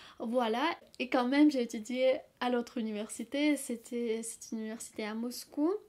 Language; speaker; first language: French; non-native, fluent; Russian